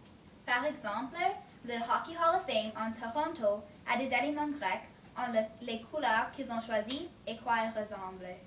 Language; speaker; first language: French; non-native, learner; English